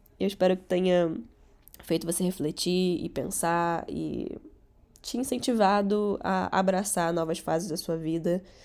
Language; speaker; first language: Portuguese; early bilingual, other home language; Catalan